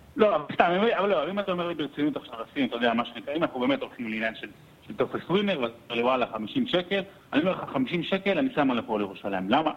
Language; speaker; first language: Hebrew; native; Hebrew